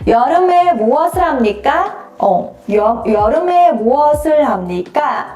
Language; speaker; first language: Korean; non-native, fluent; Mongolian